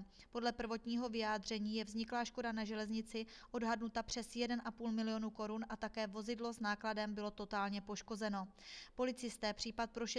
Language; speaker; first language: Czech; native; Czech